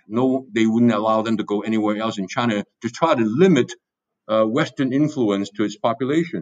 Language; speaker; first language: English; non-native, local second language; Cantonese